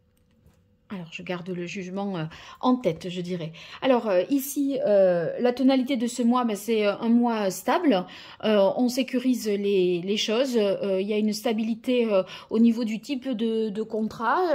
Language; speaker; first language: French; native; French